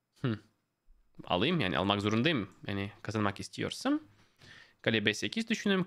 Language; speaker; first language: Turkish; non-native, fluent; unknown